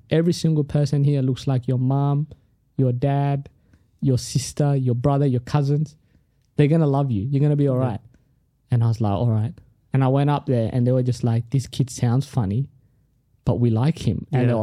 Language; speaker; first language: English; non-native, local second language; Tigrinya